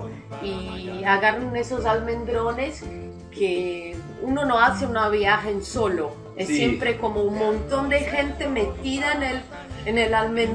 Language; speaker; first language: Spanish; non-native, fluent; Portuguese